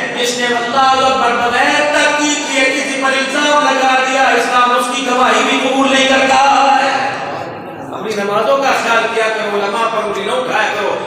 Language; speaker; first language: Urdu; non-native, local second language; Punjabi